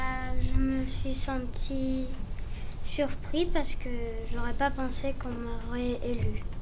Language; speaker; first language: French; early bilingual, heritage; French